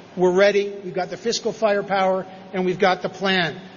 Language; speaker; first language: English; native; English